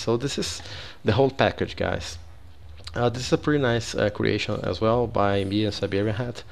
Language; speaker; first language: English; non-native, fluent; Portuguese